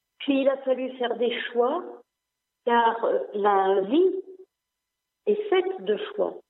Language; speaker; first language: French; non-native, local second language; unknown